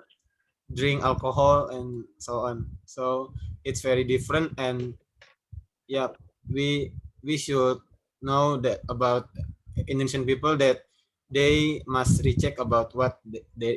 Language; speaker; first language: English; non-native, learner; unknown